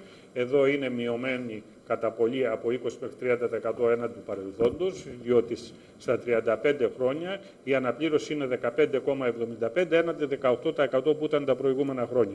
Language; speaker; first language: Greek; native; Greek